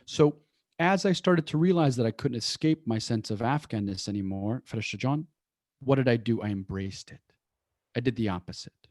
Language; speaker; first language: English; early bilingual, other home language; Persian